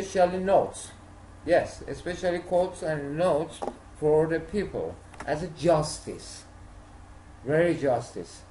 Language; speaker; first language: English; non-native, learner; Persian